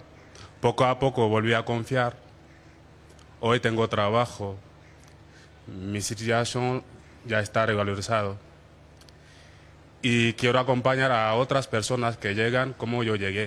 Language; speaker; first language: Spanish; non-native, fluent; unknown